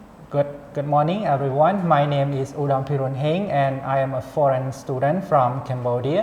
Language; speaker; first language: English; non-native, fluent; Khmer